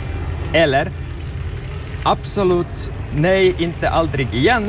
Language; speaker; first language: Swedish; non-native, learner; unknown